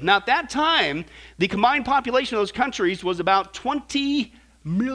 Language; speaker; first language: English; native; English